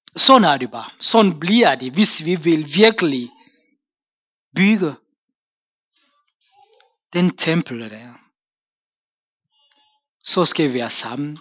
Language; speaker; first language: Danish; non-native, fluent; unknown